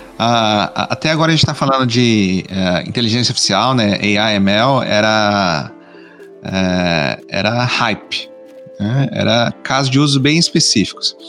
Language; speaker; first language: Portuguese; native; Portuguese